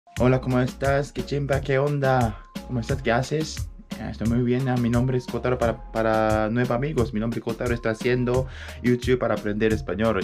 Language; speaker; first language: Spanish; non-native, learner; Japanese